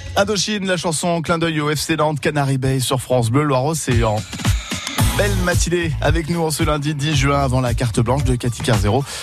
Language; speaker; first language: French; native; French